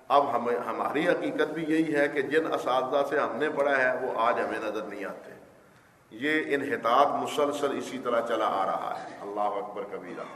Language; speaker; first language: Urdu; native; Urdu